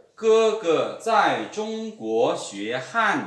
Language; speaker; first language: Chinese; non-native, fluent; Lao